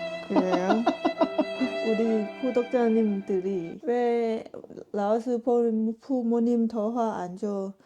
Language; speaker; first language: Korean; non-native, learner; Lao